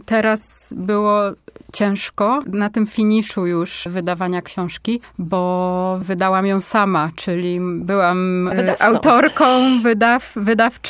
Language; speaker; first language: Polish; native; Polish